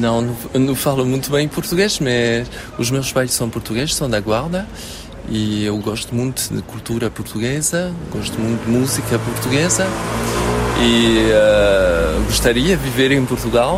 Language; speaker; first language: Portuguese; early bilingual, heritage; French